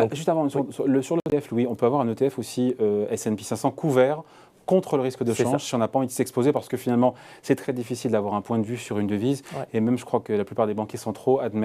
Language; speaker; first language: French; native; French